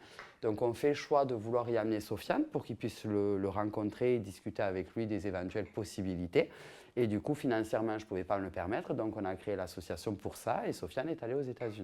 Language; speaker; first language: French; native; French